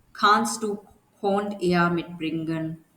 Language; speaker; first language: German; non-native, learner; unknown